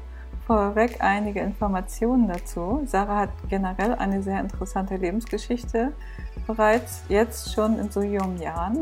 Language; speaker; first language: German; native; German